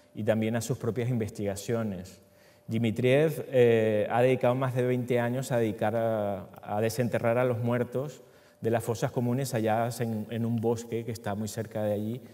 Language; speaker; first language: Spanish; native; Spanish